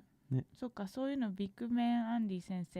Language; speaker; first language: Japanese; native; Japanese